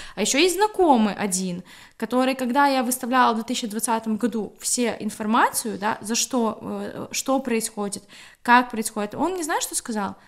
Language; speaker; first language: Russian; native; Russian